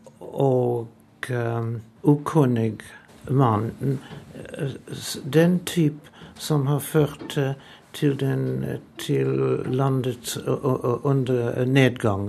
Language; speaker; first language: Norwegian; non-native, fluent; English